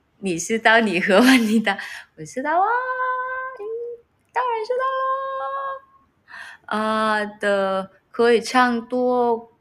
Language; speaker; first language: Chinese; non-native, learner; Vietnamese